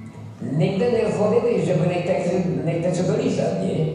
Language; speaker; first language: Polish; non-native, local second language; Rusyn